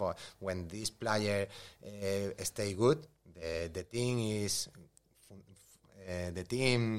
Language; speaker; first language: English; non-native, learner; Spanish